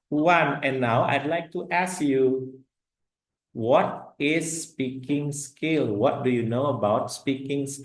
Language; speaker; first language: English; non-native, fluent; Indonesian